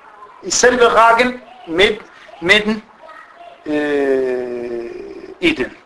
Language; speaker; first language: Danish; non-native, fluent; Arabic